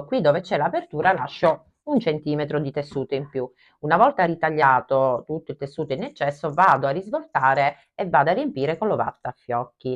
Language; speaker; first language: Italian; native; Italian